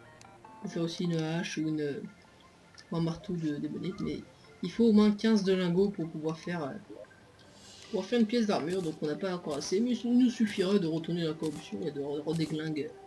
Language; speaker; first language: French; native; French